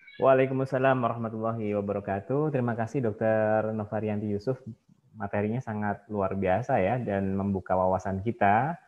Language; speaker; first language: Indonesian; native; Indonesian